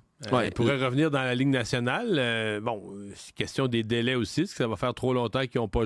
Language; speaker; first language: French; native; French